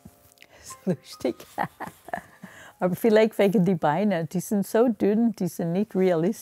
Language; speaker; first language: German; non-native, fluent; English